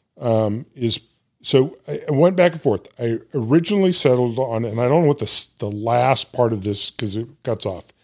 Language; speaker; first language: English; native; English